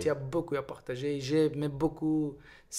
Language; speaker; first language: French; non-native, fluent; Portuguese